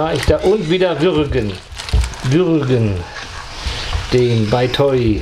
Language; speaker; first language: German; native; German